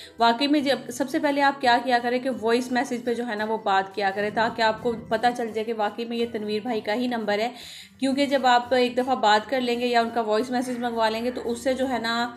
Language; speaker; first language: Urdu; native; Urdu